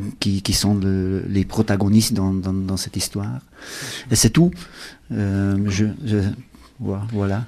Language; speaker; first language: French; non-native, learner; Hungarian